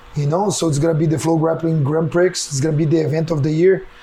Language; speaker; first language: English; non-native, fluent; Portuguese